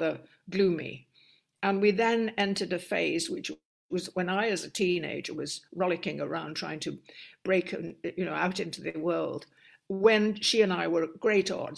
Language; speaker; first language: English; native; English